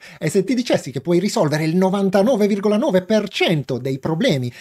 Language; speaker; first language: Italian; native; Italian